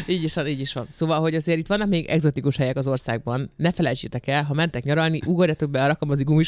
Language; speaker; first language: Hungarian; native; Hungarian